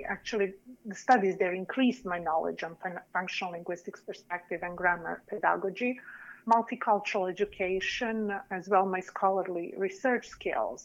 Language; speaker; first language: English; non-native, fluent; Serbian